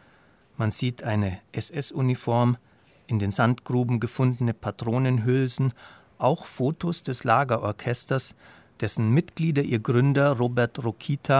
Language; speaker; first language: German; native; German